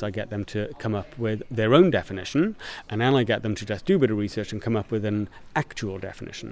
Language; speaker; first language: English; native; English